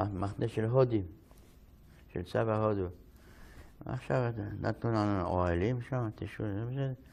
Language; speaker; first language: Hebrew; non-native, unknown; Yiddish